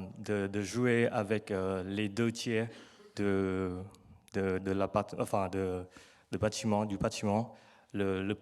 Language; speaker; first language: French; non-native, learner; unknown